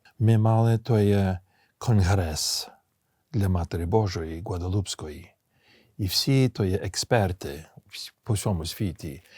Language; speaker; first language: Ukrainian; early bilingual, heritage; English